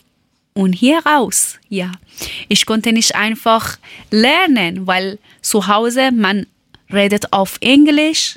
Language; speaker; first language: German; non-native, learner; Persian